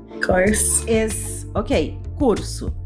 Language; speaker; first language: English; non-native, fluent; Portuguese